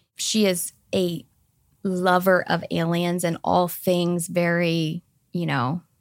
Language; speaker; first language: English; native; English